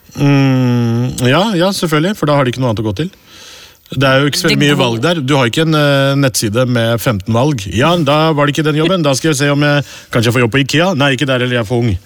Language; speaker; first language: Norwegian; early bilingual, other home language; Urdu